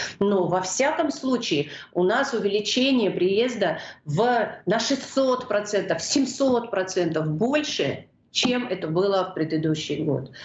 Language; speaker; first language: Russian; non-native, local second language; Georgian